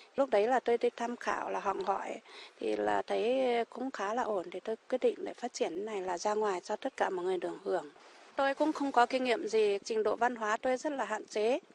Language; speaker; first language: Vietnamese; non-native, local second language; Iu Mien